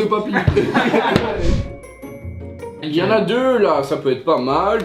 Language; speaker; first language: French; native; French